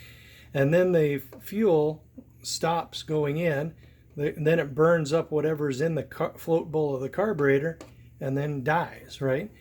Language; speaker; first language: English; native; English